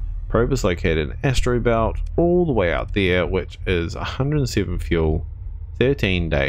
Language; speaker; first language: English; native; English